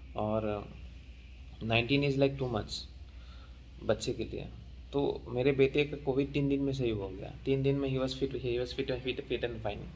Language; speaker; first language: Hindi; non-native, local second language; Assamese